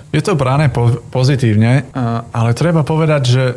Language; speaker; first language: Slovak; non-native, fluent; English